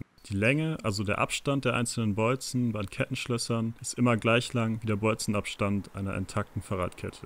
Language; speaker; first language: German; native; German